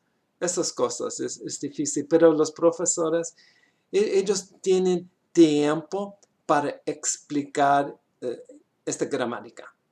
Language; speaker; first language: Spanish; non-native, learner; English